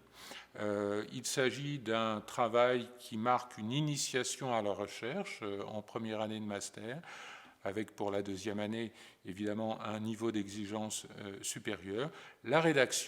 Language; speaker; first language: French; native; French